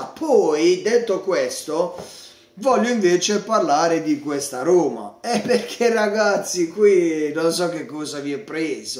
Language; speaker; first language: Italian; native; Italian